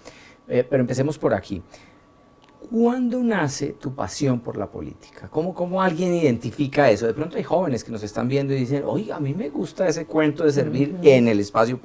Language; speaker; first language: Spanish; native; Spanish